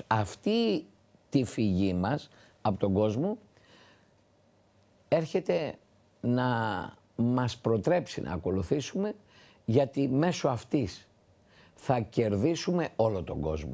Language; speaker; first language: Greek; native; Greek